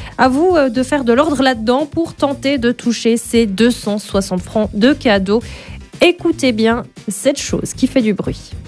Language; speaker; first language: French; native; French